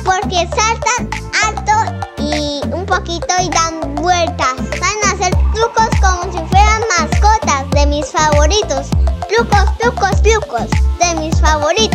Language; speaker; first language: Spanish; early bilingual, heritage; Spanish